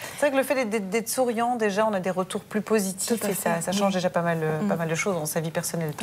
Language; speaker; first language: French; native; French